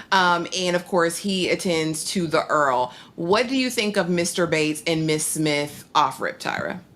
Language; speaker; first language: English; native; English